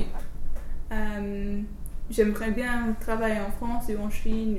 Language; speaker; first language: French; non-native, fluent; English